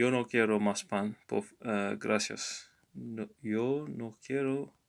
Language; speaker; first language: Spanish; non-native, learner; English